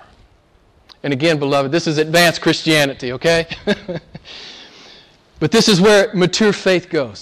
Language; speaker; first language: English; native; English